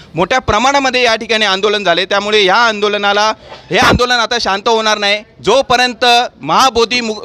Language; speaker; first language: Marathi; native; Marathi